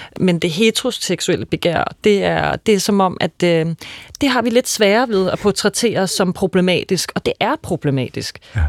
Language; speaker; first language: Danish; native; Danish